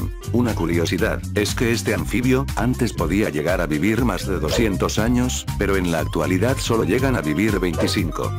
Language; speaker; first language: Spanish; native; Spanish